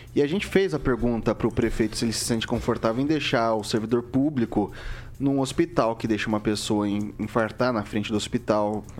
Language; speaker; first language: Portuguese; native; Portuguese